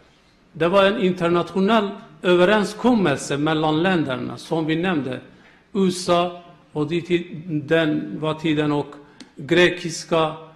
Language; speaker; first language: Swedish; non-native, learner; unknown